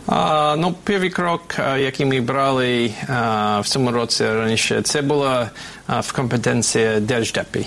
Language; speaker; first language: Ukrainian; non-native, fluent; English